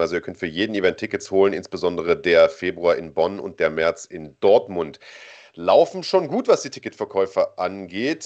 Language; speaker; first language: German; native; German